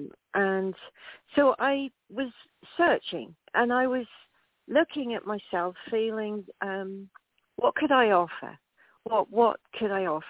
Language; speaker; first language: English; native; English